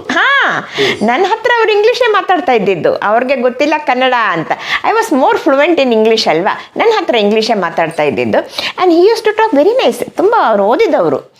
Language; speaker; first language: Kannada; non-native, fluent; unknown